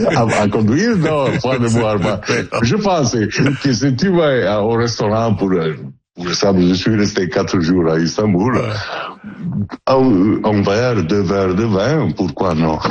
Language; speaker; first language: French; non-native, learner; Italian